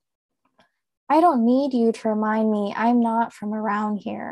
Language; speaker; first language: English; native; English